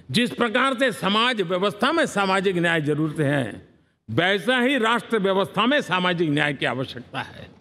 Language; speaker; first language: Hindi; non-native, local second language; Gujarati